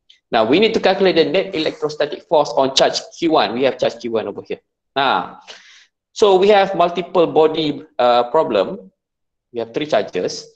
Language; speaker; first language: English; non-native, local second language; Malay